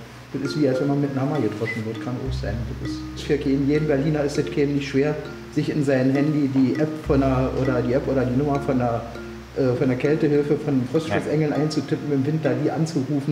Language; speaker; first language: German; native; German